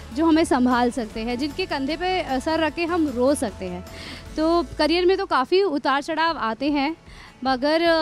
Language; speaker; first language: Hindi; native; Hindi